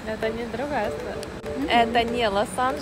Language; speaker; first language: Russian; native; Russian